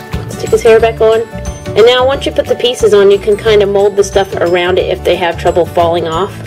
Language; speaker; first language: English; native; English